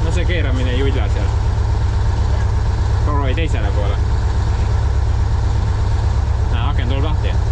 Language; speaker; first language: Estonian; native; Estonian